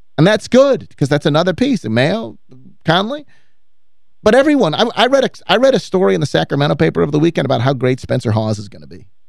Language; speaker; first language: English; native; English